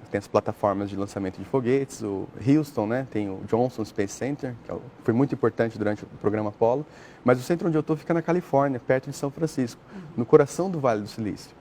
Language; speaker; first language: Portuguese; native; Portuguese